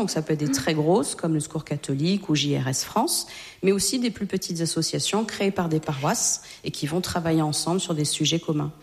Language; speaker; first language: French; native; French